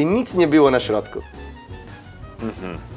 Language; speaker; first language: Polish; non-native, learner; Italian